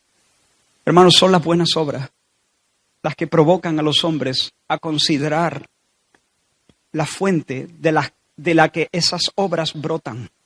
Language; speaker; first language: Spanish; native; Spanish